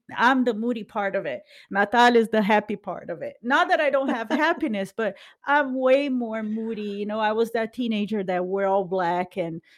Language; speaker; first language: English; non-native, fluent; Portuguese